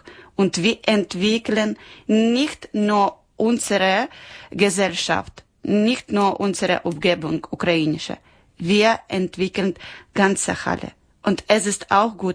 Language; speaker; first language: German; non-native, learner; Ukrainian